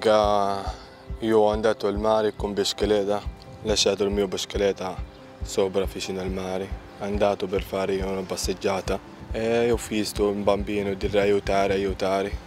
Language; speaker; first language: Italian; non-native, learner; Arabic